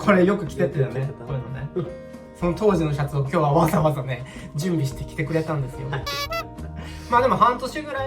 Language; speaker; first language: Japanese; native; Japanese